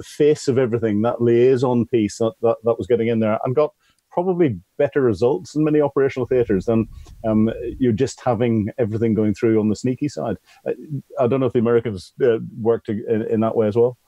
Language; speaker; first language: English; native; English